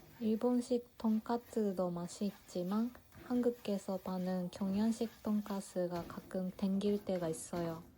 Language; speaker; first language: Korean; non-native, fluent; Japanese